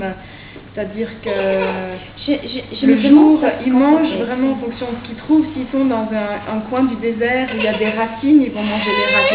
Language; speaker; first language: French; native; French